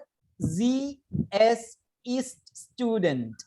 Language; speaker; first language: German; non-native, learner; Malayalam